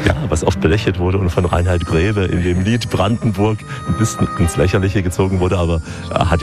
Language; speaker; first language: German; native; German